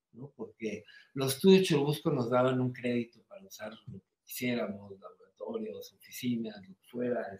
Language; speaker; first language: Spanish; native; Spanish